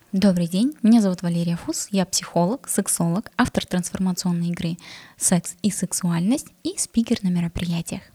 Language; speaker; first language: Russian; native; Russian